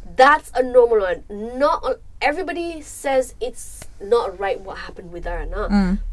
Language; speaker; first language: English; non-native, local second language; Nepali